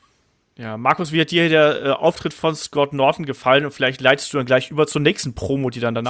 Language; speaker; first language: German; native; German